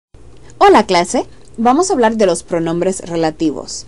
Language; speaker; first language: Spanish; non-native, fluent; English